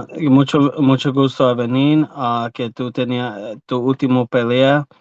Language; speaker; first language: Spanish; early bilingual, heritage; English